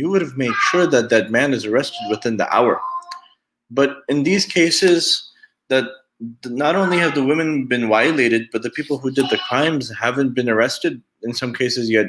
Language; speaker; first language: English; native; English